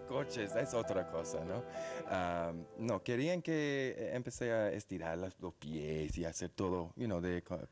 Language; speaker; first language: Spanish; non-native, fluent; English